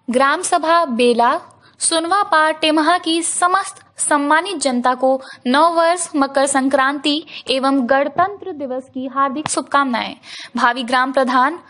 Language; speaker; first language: Hindi; native; Hindi